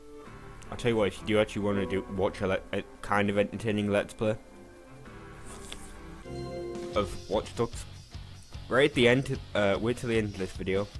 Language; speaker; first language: English; native; English